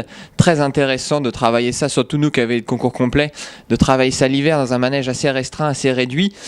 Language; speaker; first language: French; native; French